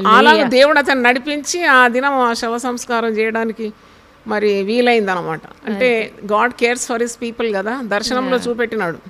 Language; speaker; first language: Telugu; non-native, local second language; Malayalam